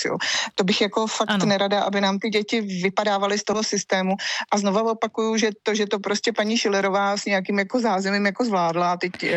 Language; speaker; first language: Czech; native; Czech